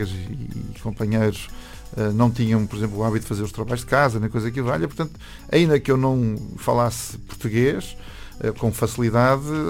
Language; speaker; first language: Portuguese; non-native, fluent; English